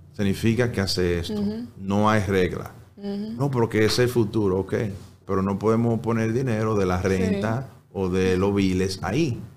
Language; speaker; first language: Spanish; early bilingual, heritage; Spanish